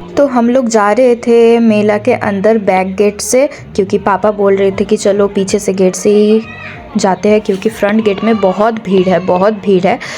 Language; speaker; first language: Hindi; non-native, local second language; Bangla